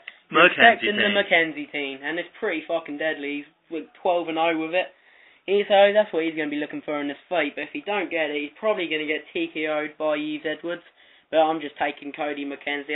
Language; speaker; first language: English; native; English